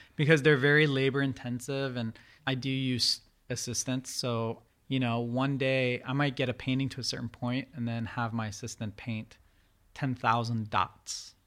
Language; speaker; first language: English; early bilingual, other home language; Persian